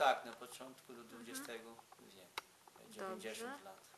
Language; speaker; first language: Polish; early bilingual, heritage; Polish